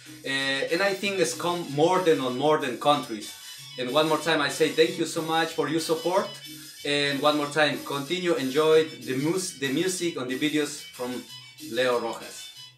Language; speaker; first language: English; non-native, learner; Spanish